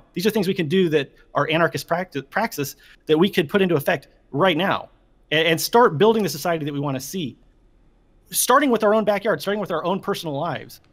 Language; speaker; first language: English; native; English